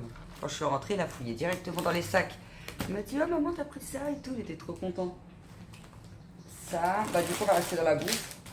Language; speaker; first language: French; native; French